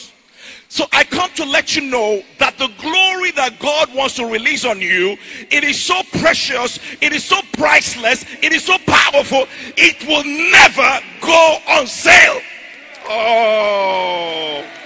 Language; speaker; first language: English; non-native, local second language; Yoruba